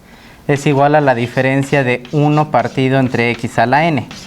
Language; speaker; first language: Spanish; native; Spanish